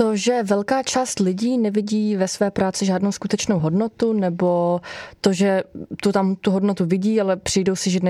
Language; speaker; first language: Czech; native; Czech